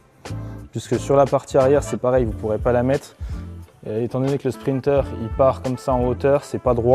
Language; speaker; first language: French; native; French